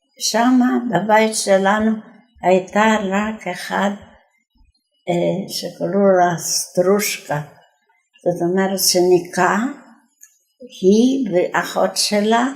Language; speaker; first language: Hebrew; non-native, fluent; Yiddish